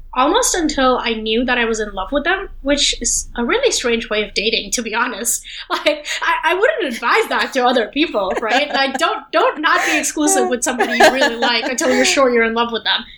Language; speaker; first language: English; non-native, local second language; Hindi